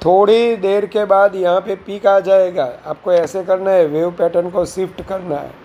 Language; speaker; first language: Hindi; non-native, local second language; Gujarati